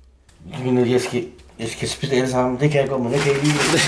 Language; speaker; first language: Danish; non-native, fluent; Chinese